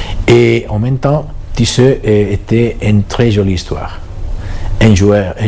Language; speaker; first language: French; non-native, fluent; Catalan